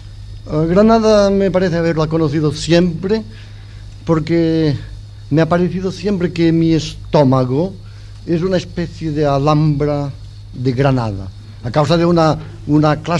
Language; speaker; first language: Spanish; non-native, local second language; Catalan